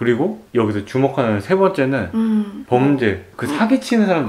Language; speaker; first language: Korean; native; Korean